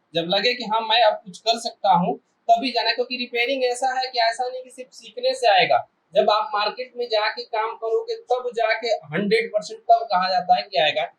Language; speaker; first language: Hindi; native; Hindi